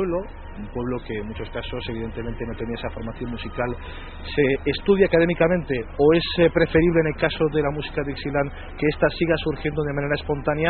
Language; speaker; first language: Spanish; native; Spanish